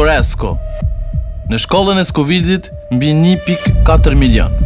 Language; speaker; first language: Albanian; native; Albanian